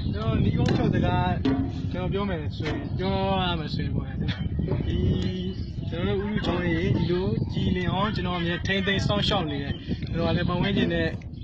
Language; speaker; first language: Burmese; native; Burmese